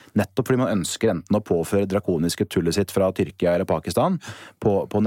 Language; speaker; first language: Norwegian; native; Norwegian